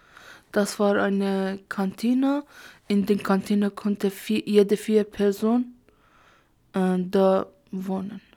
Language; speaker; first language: German; non-native, learner; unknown